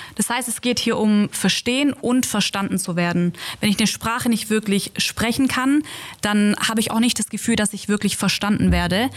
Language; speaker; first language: German; native; German